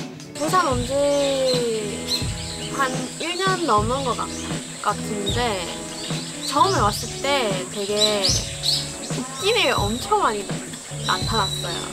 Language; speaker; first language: Korean; non-native, fluent; English